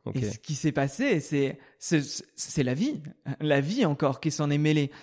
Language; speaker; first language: French; native; French